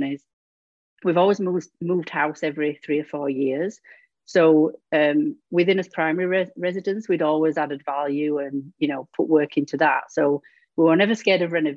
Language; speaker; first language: English; native; English